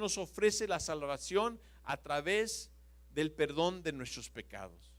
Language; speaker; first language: Spanish; non-native, fluent; English